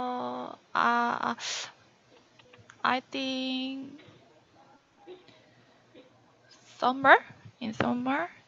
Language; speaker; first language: English; non-native, learner; Korean